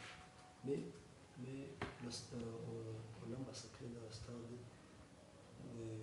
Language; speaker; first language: French; non-native, learner; Kinyarwanda